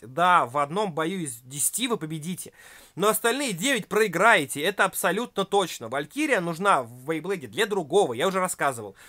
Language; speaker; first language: Russian; native; Russian